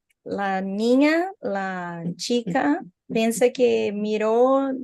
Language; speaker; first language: Spanish; non-native, learner; Portuguese